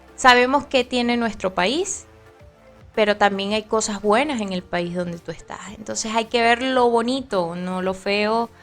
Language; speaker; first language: Spanish; native; Spanish